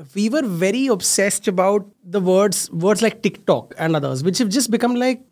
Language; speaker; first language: English; non-native, local second language; Hindi